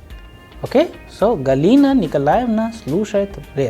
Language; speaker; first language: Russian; non-native, fluent; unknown